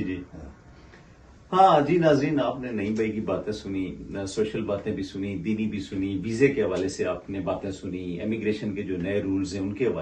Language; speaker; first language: Hindi; native; Hindi